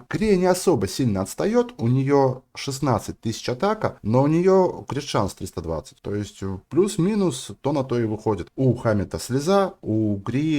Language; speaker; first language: Russian; native; Russian